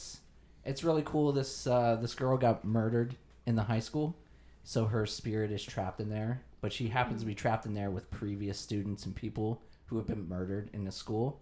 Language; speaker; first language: English; native; English